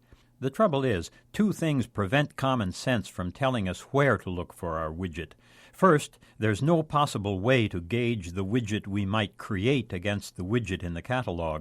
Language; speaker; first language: English; native; English